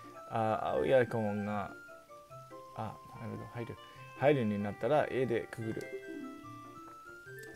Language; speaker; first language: Japanese; non-native, learner; English